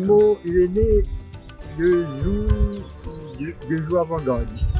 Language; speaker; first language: French; non-native, local second language; Morisyen